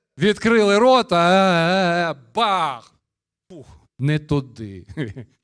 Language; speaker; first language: Ukrainian; non-native, local second language; Russian